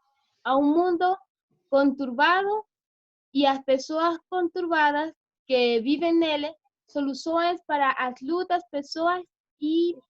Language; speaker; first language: Portuguese; non-native, learner; Spanish